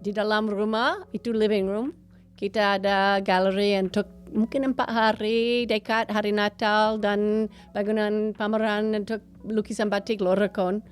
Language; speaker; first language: Indonesian; non-native, fluent; English